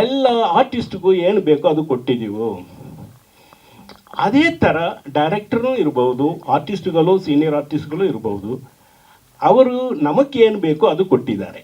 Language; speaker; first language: Kannada; non-native, fluent; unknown